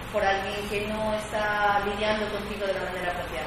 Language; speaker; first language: Spanish; native; Spanish